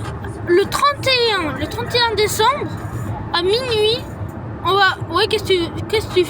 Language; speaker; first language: French; early bilingual, other home language; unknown